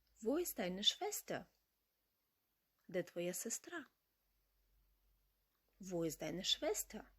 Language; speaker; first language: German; non-native, fluent; Ukrainian